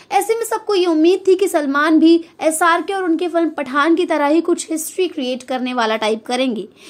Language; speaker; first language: Hindi; native; Hindi